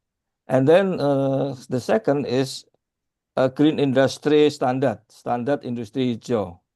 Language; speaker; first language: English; non-native, learner; Indonesian